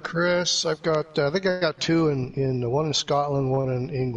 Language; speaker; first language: English; native; English